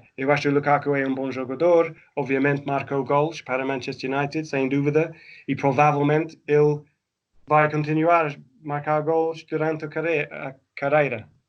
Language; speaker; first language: Portuguese; non-native, fluent; English